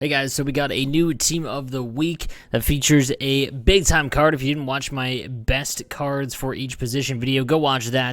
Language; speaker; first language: English; native; English